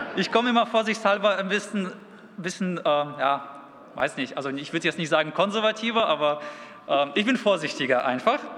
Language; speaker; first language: German; early bilingual, other home language; Russian